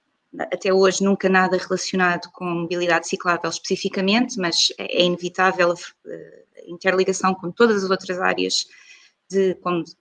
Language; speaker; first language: Portuguese; native; Portuguese